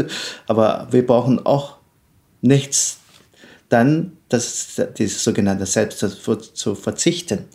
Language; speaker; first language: German; non-native, learner; Chinese